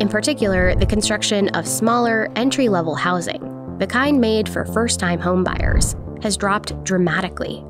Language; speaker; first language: English; native; English